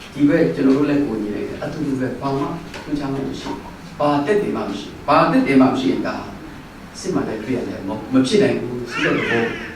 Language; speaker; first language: Burmese; non-native, local second language; Kachin